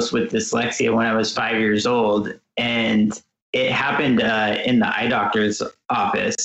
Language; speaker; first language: English; native; English